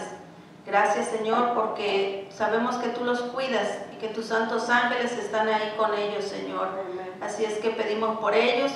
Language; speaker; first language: Spanish; native; Spanish